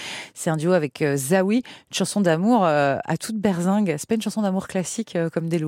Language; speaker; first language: French; native; French